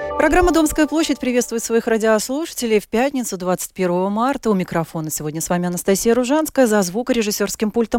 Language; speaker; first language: Russian; native; Russian